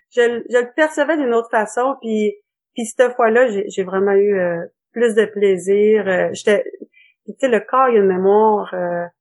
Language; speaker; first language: French; native; French